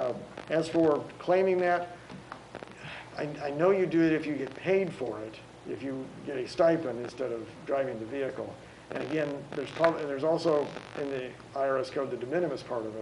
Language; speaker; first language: English; native; English